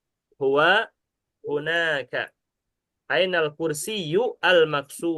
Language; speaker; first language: Arabic; non-native, fluent; Indonesian